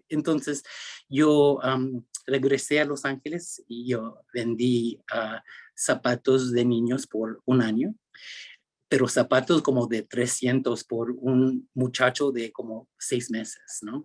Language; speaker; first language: Spanish; early bilingual, heritage; Spanish